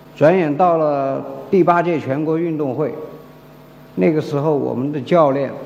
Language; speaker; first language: Chinese; native; Chinese